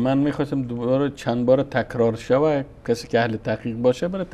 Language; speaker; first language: Persian; native; Persian